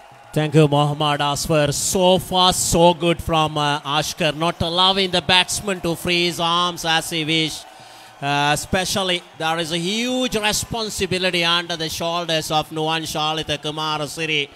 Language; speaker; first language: English; non-native, local second language; Sinhala